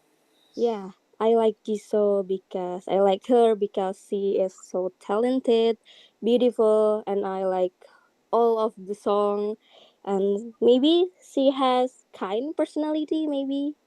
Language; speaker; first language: English; non-native, learner; Indonesian